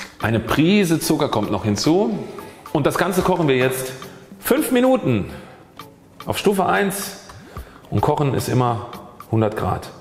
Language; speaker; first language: German; native; German